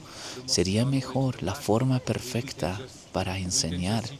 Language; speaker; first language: Spanish; non-native, local second language; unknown